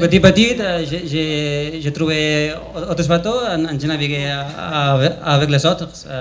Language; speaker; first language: French; non-native, learner; Spanish